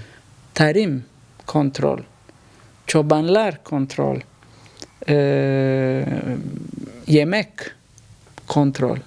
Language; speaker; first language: Turkish; non-native, learner; Italian